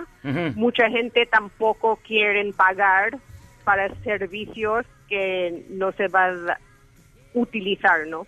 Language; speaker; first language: Spanish; early bilingual, heritage; English